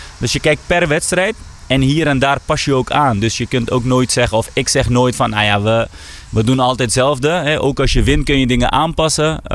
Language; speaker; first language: Dutch; early bilingual, other home language; Persian